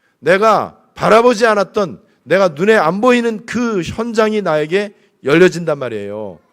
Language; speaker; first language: Korean; native; Korean